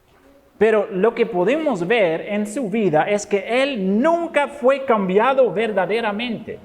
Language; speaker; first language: Spanish; non-native, fluent; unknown